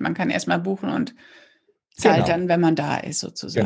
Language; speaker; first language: German; native; German